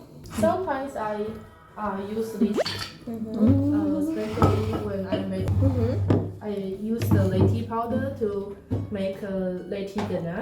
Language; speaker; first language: English; non-native, fluent; Chinese